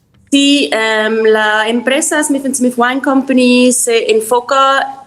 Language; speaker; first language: Spanish; non-native, fluent; German